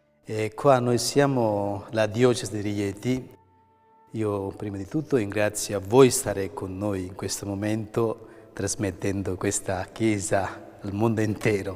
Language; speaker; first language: Italian; non-native, fluent; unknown